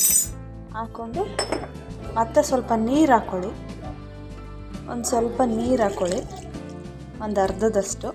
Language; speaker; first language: Kannada; native; Kannada